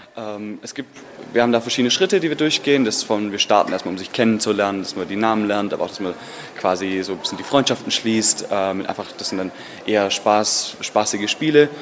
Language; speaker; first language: German; native; German